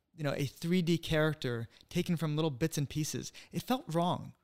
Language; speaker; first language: English; native; English